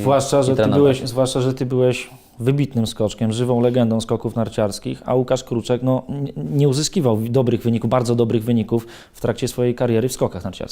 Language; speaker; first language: Polish; native; Polish